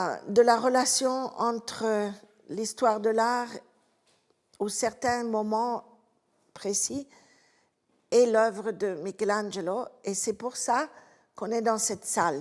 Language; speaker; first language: French; non-native, fluent; Italian